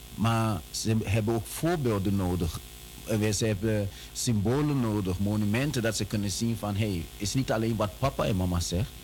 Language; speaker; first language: Dutch; early bilingual, other home language; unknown